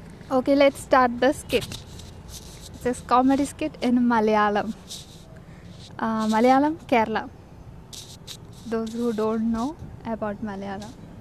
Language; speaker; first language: English; non-native, local second language; Malayalam